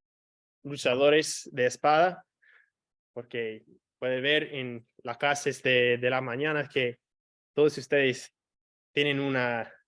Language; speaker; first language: Spanish; non-native, fluent; English